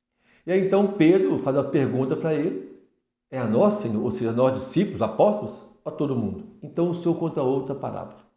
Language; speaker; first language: Portuguese; native; Portuguese